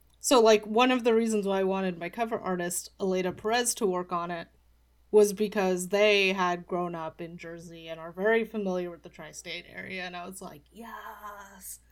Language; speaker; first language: English; early bilingual, other home language; Polish